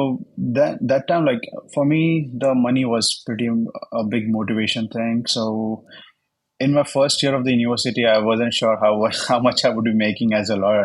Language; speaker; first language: English; non-native, local second language; Hindi